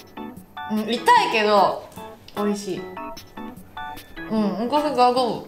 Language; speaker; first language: Japanese; native; Japanese